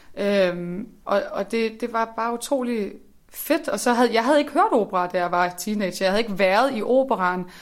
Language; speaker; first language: Danish; native; Danish